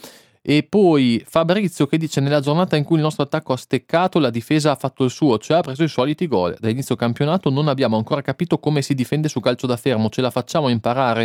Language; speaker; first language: Italian; native; Italian